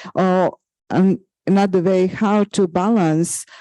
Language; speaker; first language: English; non-native, fluent; Croatian